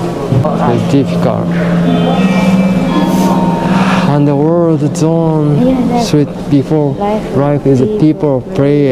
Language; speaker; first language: English; non-native, learner; Japanese